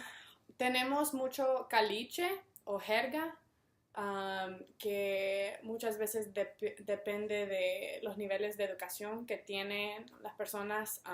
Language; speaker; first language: Spanish; non-native, local second language; English